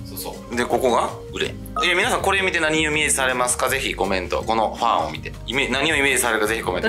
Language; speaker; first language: Japanese; native; Japanese